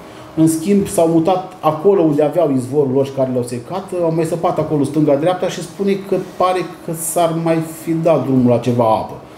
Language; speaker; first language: Romanian; native; Romanian